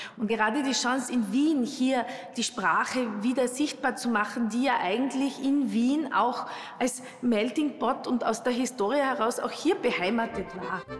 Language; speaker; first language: German; non-native, local second language; Slovenian